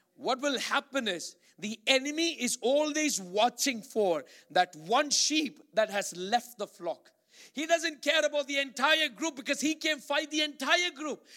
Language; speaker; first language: English; non-native, local second language; Malayalam